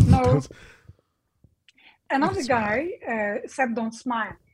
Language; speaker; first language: English; non-native, fluent; Arabic